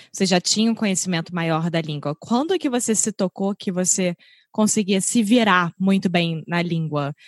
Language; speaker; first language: Portuguese; native; Portuguese